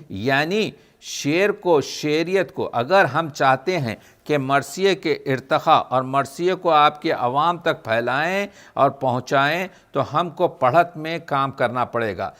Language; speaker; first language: Urdu; native; Urdu